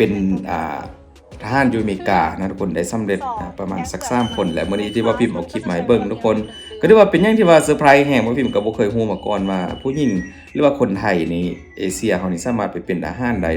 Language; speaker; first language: Thai; non-native, local second language; Lao